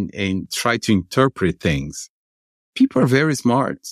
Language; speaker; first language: English; non-native, fluent; Portuguese